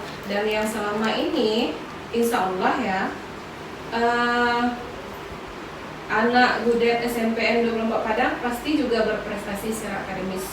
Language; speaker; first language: Indonesian; non-native, local second language; Minangkabau